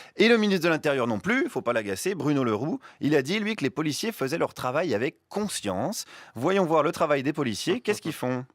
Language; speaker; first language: French; native; French